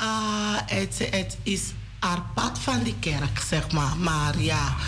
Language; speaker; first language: Dutch; non-native, learner; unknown